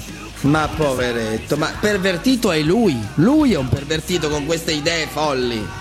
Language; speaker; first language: Italian; native; Italian